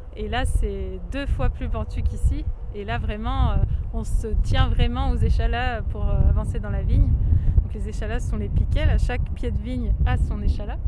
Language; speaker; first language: French; native; French